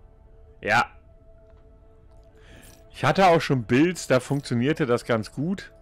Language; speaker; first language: German; native; German